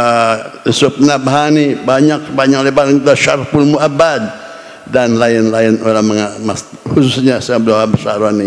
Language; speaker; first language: Indonesian; native; Indonesian